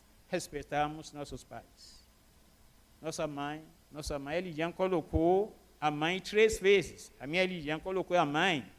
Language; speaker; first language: Portuguese; non-native, fluent; Arabic